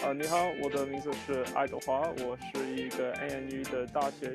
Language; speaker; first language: Chinese; non-native, learner; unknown